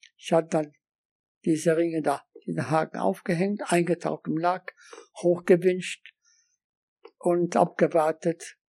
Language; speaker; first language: German; non-native, fluent; Polish